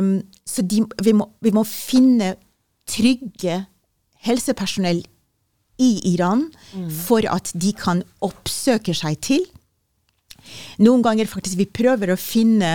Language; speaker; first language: Norwegian; non-native, fluent; Persian